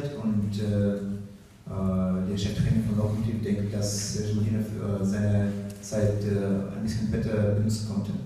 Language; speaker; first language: German; non-native, learner; Russian